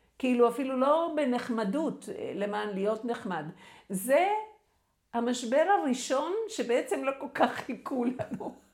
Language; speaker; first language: Hebrew; non-native, fluent; Spanish